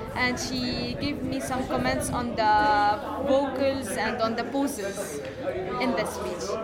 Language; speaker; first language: English; non-native, fluent; Arabic